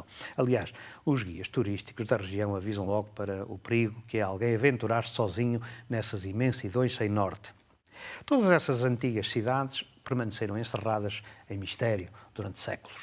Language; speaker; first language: Portuguese; native; Portuguese